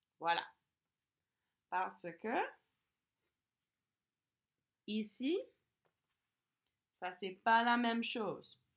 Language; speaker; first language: French; non-native, fluent; English